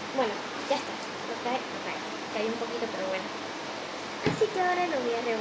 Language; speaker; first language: Spanish; native; Spanish